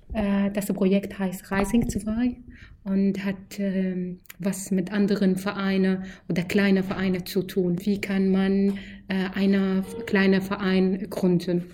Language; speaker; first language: German; non-native, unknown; Arabic